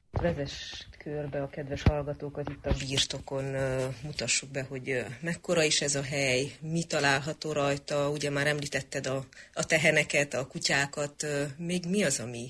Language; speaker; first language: Hungarian; native; Hungarian